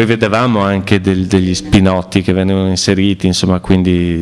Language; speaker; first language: Italian; native; Italian